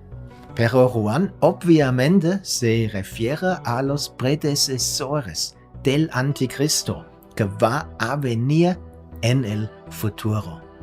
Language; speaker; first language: Spanish; non-native, fluent; German